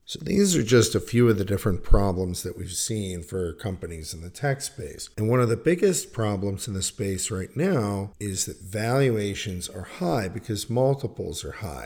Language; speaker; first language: English; native; English